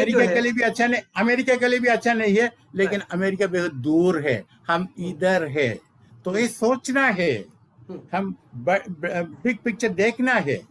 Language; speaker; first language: Hindi; non-native, local second language; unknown